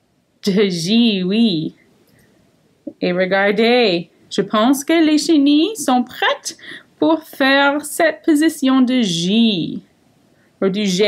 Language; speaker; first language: French; non-native, fluent; English